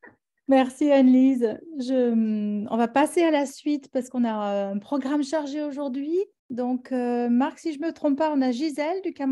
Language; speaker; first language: French; native; French